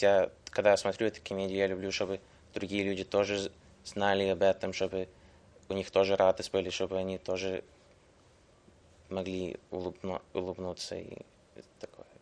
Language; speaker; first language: Russian; early bilingual, heritage; English